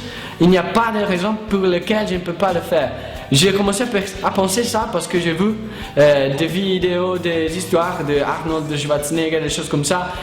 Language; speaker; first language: French; non-native, learner; Italian